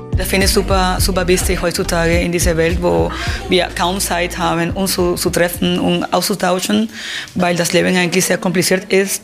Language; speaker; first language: German; non-native, fluent; Spanish